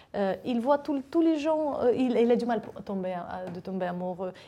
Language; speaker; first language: French; non-native, fluent; Russian